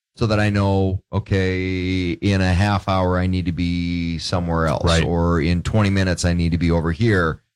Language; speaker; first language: English; native; English